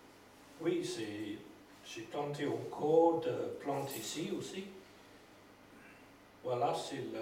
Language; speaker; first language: French; non-native, learner; English